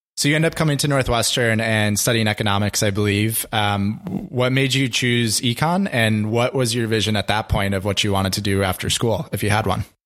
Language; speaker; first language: English; native; English